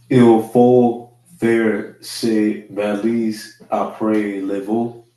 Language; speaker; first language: French; non-native, learner; English